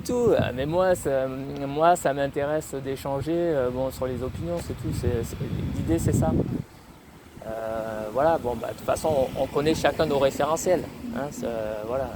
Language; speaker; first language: French; native; French